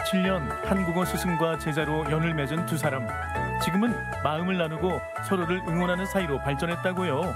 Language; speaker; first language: Korean; native; Korean